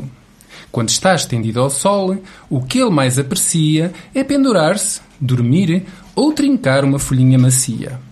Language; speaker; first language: Portuguese; native; Portuguese